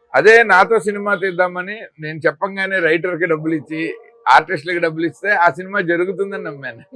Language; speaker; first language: Telugu; native; Telugu